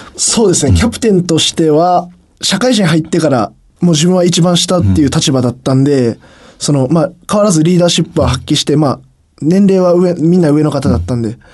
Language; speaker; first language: Japanese; native; Japanese